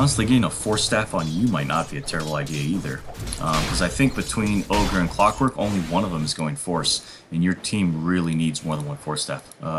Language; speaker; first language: English; native; English